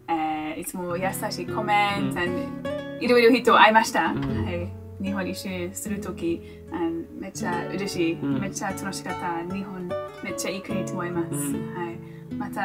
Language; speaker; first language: Japanese; non-native, learner; English